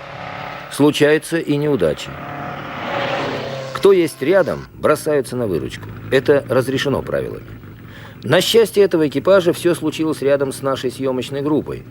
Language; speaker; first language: Russian; native; Russian